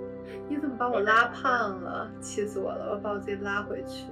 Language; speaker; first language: Chinese; native; Chinese